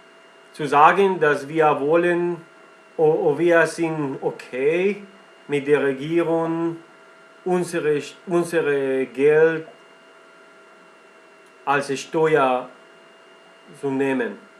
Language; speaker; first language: German; non-native, learner; Spanish